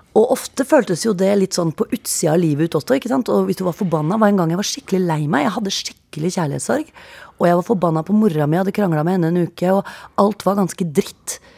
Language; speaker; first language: Norwegian; native; Norwegian